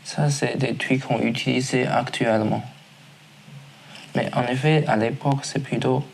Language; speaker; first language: French; non-native, learner; Chinese